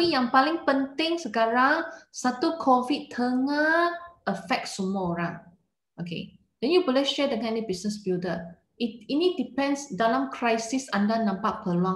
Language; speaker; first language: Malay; non-native, local second language; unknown